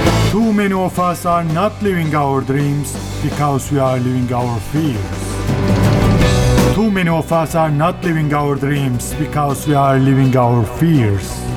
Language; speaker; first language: English; non-native, fluent; Turkish